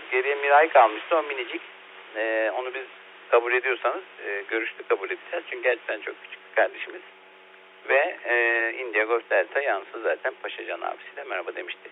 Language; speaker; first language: Turkish; native; Turkish